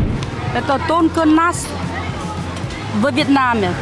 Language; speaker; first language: Russian; non-native, learner; Vietnamese